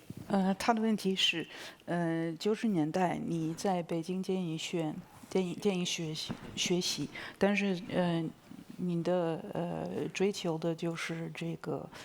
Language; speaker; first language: Chinese; non-native, fluent; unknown